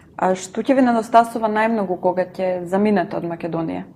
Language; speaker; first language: Macedonian; native; Macedonian